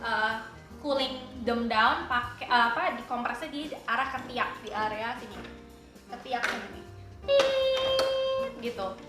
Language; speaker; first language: Indonesian; native; Indonesian